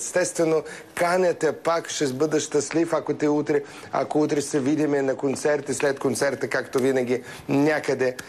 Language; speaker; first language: Bulgarian; early bilingual, heritage; Russian